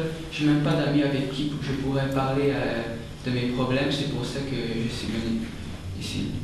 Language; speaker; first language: French; non-native, learner; Hungarian